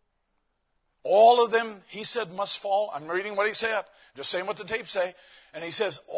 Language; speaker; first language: English; native; English